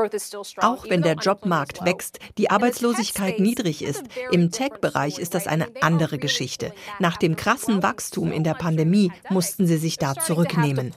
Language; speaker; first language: German; native; German